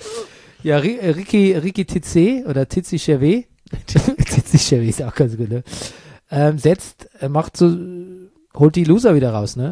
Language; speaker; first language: German; native; German